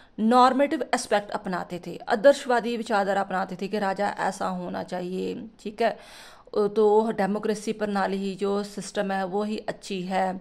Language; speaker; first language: Hindi; non-native, local second language; Punjabi